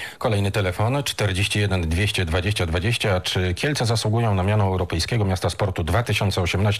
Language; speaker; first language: Polish; native; Polish